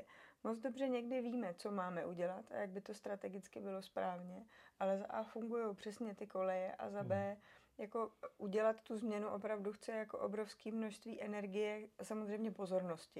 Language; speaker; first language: Czech; native; Czech